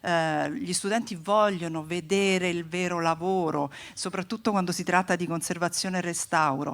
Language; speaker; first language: Italian; native; Italian